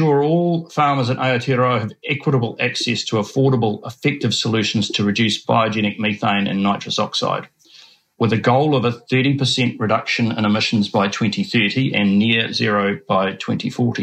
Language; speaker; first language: English; native; English